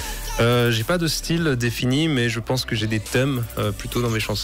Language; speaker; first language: French; native; French